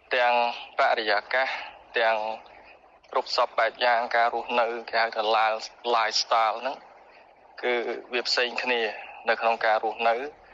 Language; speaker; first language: Khmer; native; Khmer